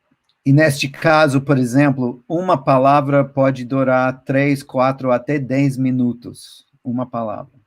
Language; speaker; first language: Portuguese; non-native, fluent; English